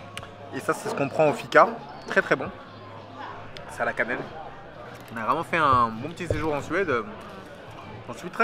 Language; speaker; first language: French; native; French